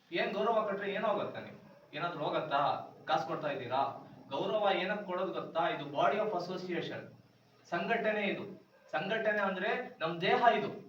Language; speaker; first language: Kannada; non-native, local second language; Urdu